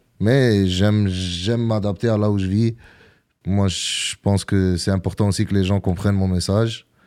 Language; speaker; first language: French; early bilingual, other home language; Arabic